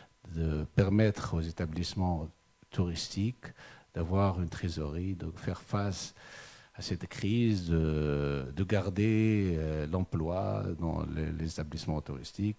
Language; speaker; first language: French; non-native, local second language; Arabic